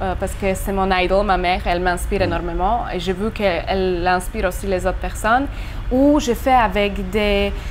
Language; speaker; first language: French; non-native, fluent; Slovak